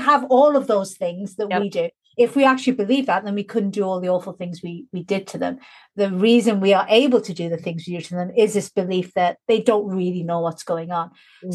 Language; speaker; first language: English; native; English